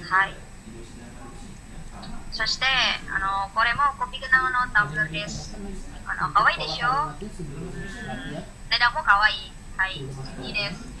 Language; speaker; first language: Japanese; non-native, learner; Indonesian